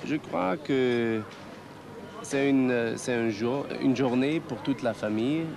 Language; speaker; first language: French; non-native, fluent; German